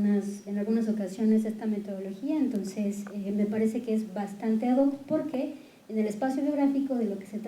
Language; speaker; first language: Spanish; native; Spanish